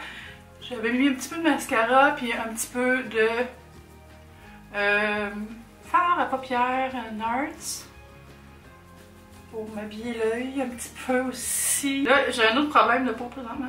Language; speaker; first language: French; native; French